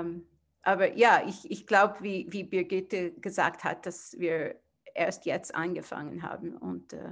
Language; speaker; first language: German; non-native, fluent; English